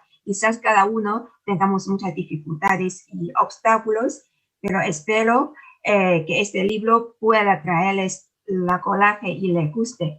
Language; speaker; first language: Spanish; non-native, fluent; Chinese